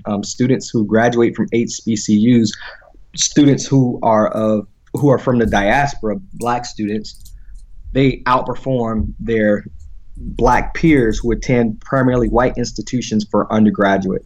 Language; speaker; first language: English; native; English